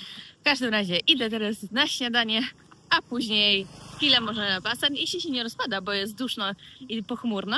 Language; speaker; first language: Polish; native; Polish